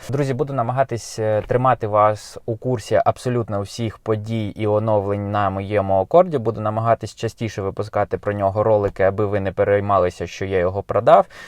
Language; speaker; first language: Ukrainian; non-native, local second language; Russian